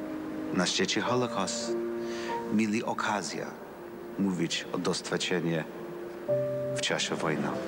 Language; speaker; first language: Polish; non-native, learner; English